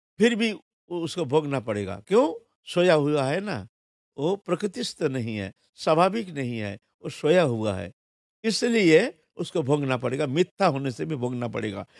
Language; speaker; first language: Hindi; non-native, local second language; Bangla